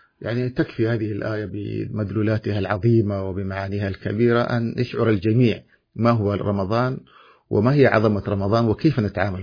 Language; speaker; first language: Arabic; native; Arabic